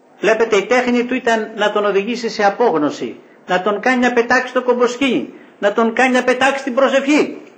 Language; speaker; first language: Greek; native; Greek